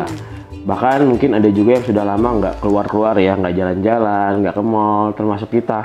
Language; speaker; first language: Indonesian; native; Indonesian